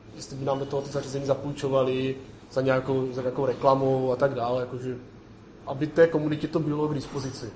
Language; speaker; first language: Czech; native; Czech